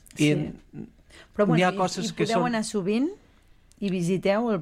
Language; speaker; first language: Catalan; native; Catalan